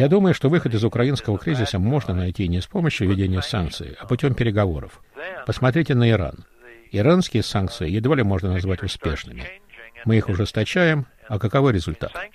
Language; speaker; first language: Russian; native; Russian